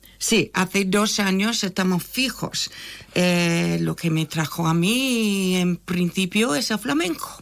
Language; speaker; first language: Spanish; non-native, fluent; English